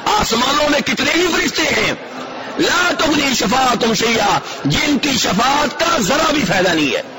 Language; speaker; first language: Urdu; native; Urdu